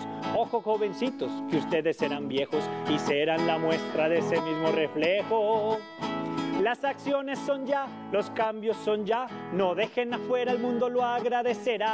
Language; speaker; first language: Spanish; native; Spanish